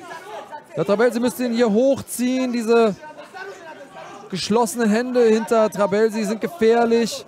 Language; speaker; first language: German; native; German